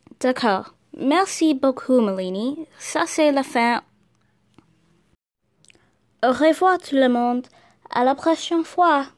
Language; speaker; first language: French; non-native, learner; English